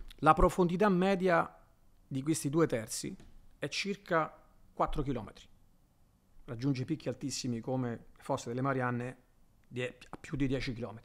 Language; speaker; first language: Italian; native; Italian